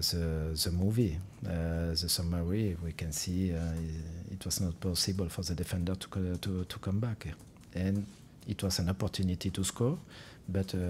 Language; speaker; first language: English; non-native, fluent; French